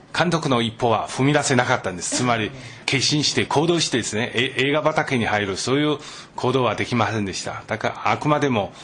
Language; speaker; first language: Japanese; non-native, fluent; Chinese